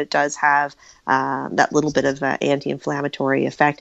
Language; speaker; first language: English; native; English